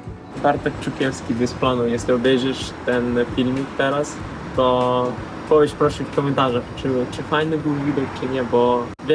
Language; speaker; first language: Polish; non-native, learner; Russian